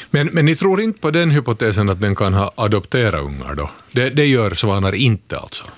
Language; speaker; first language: Swedish; native; Swedish